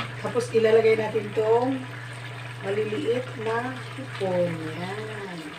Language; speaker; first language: Filipino; non-native, local second language; Cebuano